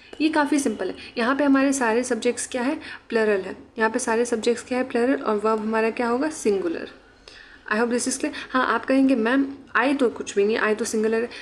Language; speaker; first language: Hindi; non-native, local second language; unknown